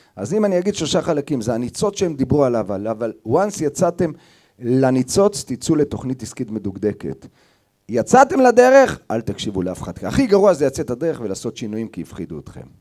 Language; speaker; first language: Hebrew; native; Hebrew